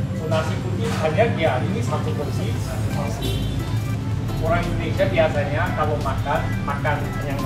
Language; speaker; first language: Indonesian; non-native, learner; Korean